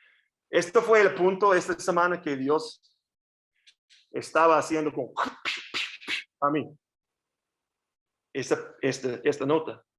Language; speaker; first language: Spanish; non-native, learner; English